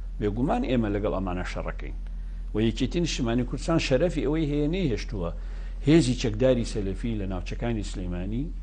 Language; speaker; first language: Central Kurdish; native; Central Kurdish